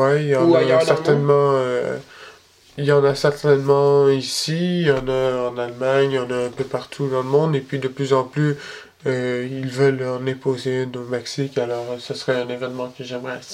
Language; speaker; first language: French; early bilingual, other home language; Spanish